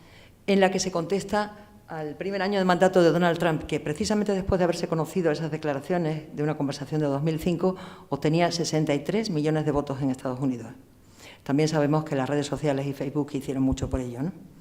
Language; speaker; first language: Spanish; native; Spanish